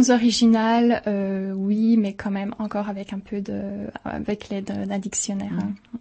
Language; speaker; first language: French; native; French